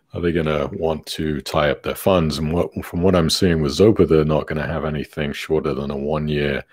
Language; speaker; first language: English; native; English